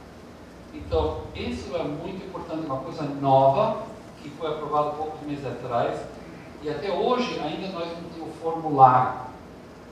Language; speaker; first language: Portuguese; early bilingual, heritage; Portuguese